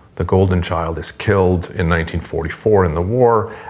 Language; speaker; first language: English; non-native, fluent; Swedish